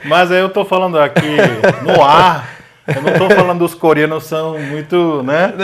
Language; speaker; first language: Portuguese; non-native, fluent; Korean